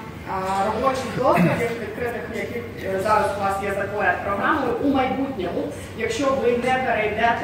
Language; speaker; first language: Ukrainian; native; Ukrainian